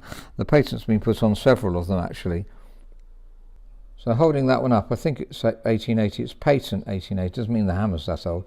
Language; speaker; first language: English; native; English